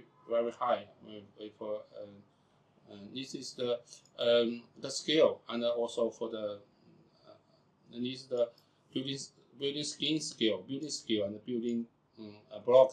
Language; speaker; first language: English; non-native, learner; Chinese